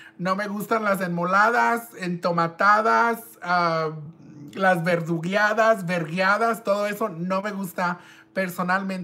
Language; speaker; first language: Spanish; early bilingual, other home language; English